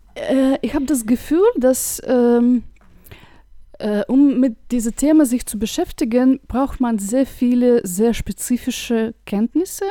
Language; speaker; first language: German; non-native, learner; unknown